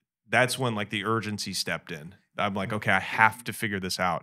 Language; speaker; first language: English; native; English